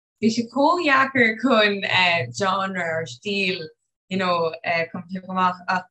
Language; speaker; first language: Irish; non-native, local second language; English